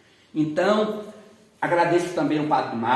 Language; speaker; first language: Portuguese; native; Portuguese